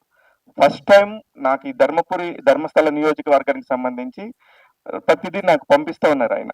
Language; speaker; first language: Telugu; native; Telugu